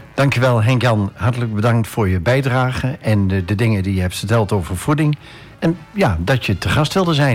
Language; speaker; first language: Dutch; native; Dutch